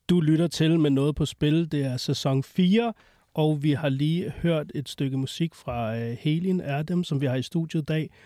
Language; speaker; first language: Danish; native; Danish